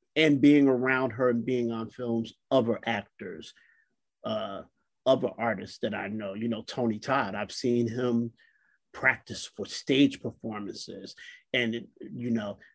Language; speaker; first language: English; native; English